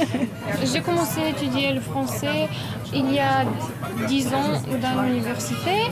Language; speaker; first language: French; non-native, fluent; Bulgarian